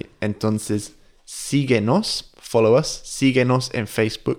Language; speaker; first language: Spanish; non-native, fluent; English